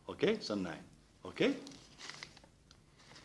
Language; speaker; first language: Finnish; non-native, local second language; Swedish